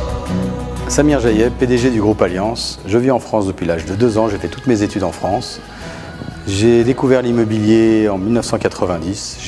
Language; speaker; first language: French; early bilingual, other home language; Arabic